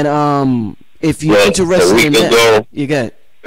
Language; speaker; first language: English; native; English